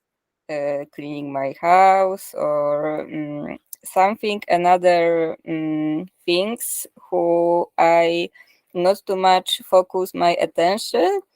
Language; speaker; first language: English; non-native, learner; Polish